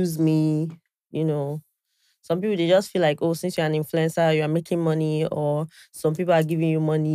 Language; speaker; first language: English; non-native, local second language; Igbo